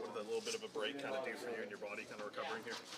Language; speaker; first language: English; native; English